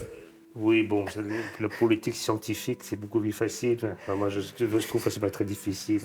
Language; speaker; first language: French; non-native, fluent; Vietnamese